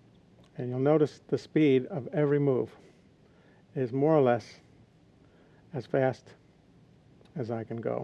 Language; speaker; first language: English; native; English